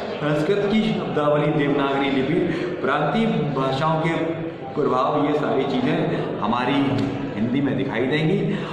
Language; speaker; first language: Hindi; native; Hindi